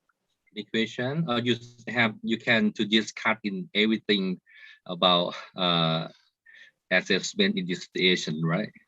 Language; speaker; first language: English; non-native, learner; Thai